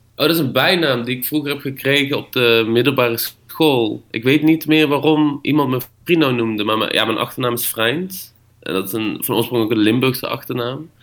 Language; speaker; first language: Dutch; native; Dutch